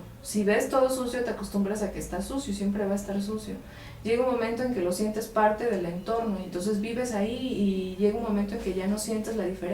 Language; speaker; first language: Spanish; native; Spanish